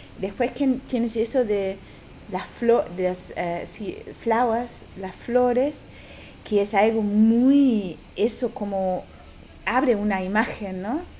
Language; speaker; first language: Spanish; non-native, fluent; German